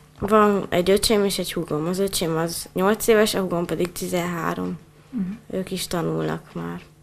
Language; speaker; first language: Hungarian; native; Hungarian